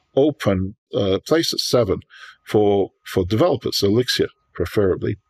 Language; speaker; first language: English; native; English